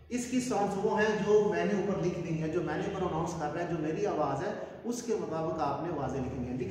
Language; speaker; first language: Urdu; non-native, local second language; Punjabi